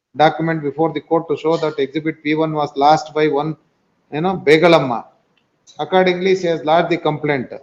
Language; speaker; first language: English; non-native, local second language; Kannada